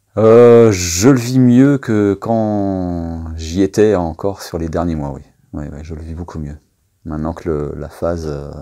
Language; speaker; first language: French; native; French